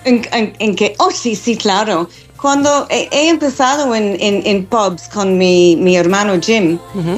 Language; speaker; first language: Spanish; non-native, fluent; English